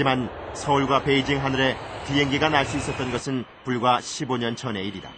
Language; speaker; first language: Korean; native; Korean